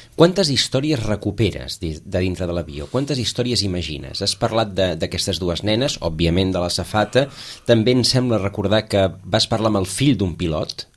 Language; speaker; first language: Catalan; native; Catalan